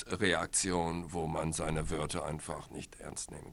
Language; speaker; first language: German; non-native, fluent; English